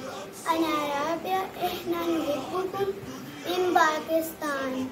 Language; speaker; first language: Arabic; non-native, learner; Urdu